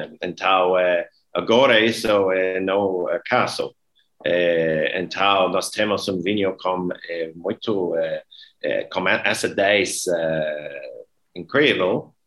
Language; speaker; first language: Portuguese; non-native, learner; English